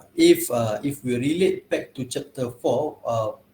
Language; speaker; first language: English; non-native, local second language; Malay